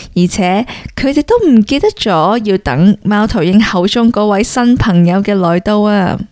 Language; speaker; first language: Cantonese; early bilingual, heritage; Cantonese